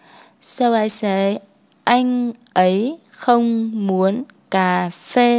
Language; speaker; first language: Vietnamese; non-native, fluent; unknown